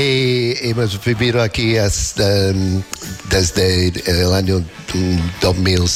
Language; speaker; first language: Spanish; non-native, learner; English